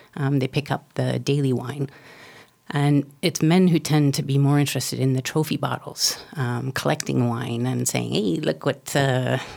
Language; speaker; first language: English; native; English